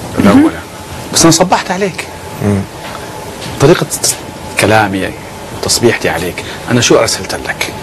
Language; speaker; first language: Arabic; native; Arabic